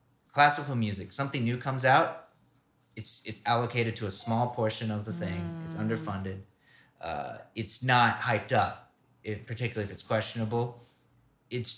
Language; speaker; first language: English; native; English